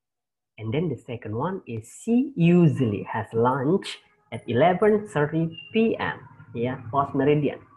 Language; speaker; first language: English; non-native, fluent; Indonesian